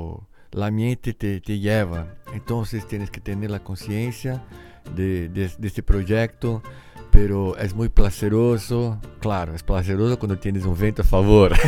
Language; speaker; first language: Spanish; non-native, fluent; Portuguese